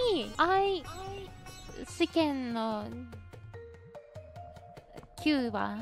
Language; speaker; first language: English; non-native, learner; Japanese